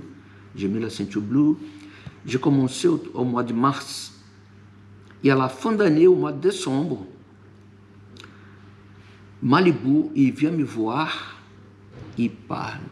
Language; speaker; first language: French; non-native, fluent; Portuguese